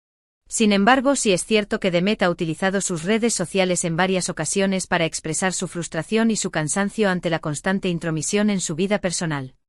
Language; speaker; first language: Spanish; native; Spanish